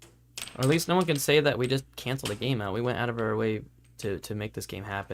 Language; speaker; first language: English; native; English